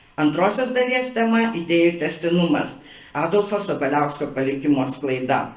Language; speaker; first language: Lithuanian; native; Lithuanian